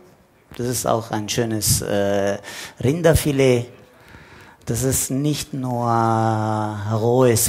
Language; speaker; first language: German; non-native, fluent; Italian